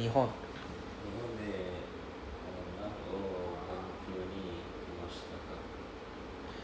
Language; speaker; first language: Japanese; non-native, learner; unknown